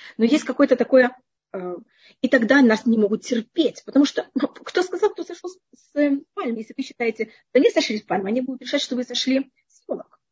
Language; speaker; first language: Russian; native; Russian